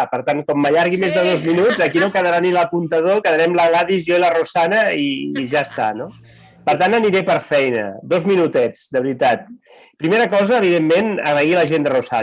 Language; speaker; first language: Catalan; native; Catalan